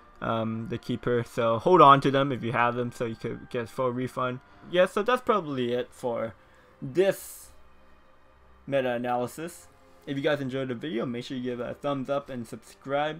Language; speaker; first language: English; native; English